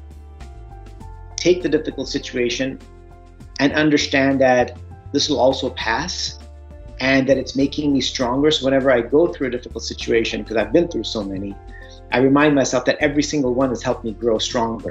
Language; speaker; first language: English; early bilingual, other home language; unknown